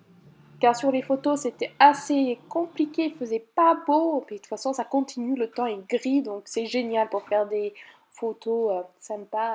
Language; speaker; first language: French; native; French